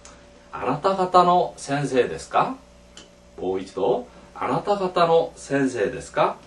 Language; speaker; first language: Japanese; non-native, fluent; Korean